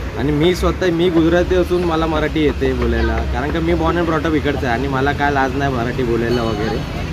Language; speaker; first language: Marathi; non-native, local second language; Gujarati